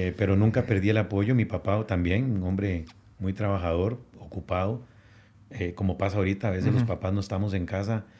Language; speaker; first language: Spanish; native; Spanish